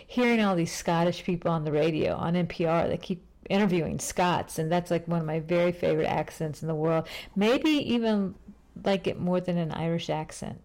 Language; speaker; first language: English; native; English